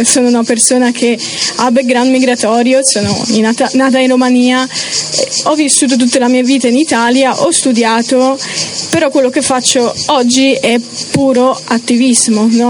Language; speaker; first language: Italian; early bilingual, other home language; Romanian